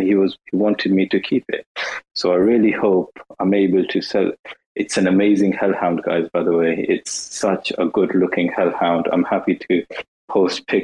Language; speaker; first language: English; native; English